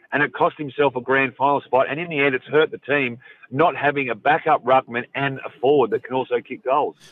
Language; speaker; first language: English; native; English